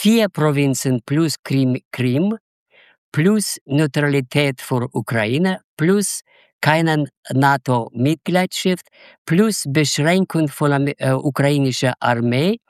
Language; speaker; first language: German; non-native, learner; Russian